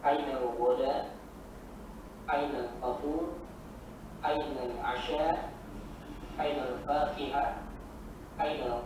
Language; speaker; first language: Arabic; non-native, learner; Indonesian